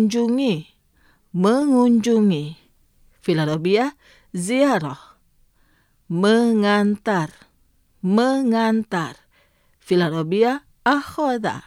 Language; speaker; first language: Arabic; non-native, fluent; Indonesian